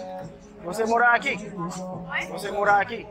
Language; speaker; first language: Portuguese; non-native, learner; English